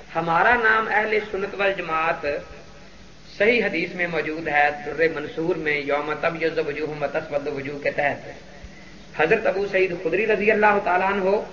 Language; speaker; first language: Urdu; non-native, local second language; Punjabi